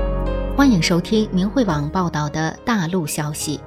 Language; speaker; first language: Chinese; native; Chinese